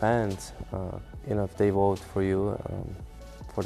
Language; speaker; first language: English; non-native, fluent; Czech